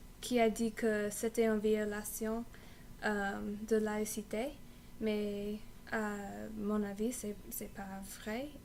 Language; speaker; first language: French; non-native, learner; English